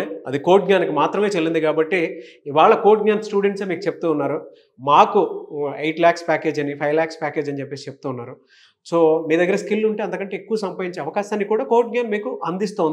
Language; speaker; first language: Telugu; native; Telugu